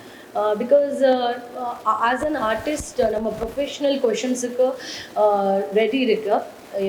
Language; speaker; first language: Tamil; non-native, learner; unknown